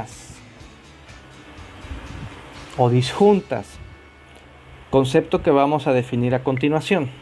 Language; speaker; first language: Spanish; native; Spanish